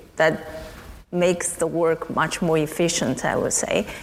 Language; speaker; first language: English; non-native, fluent; Chinese